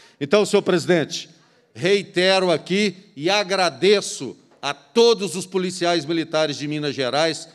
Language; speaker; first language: Portuguese; native; Portuguese